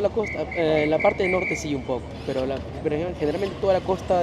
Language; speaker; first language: Spanish; native; Spanish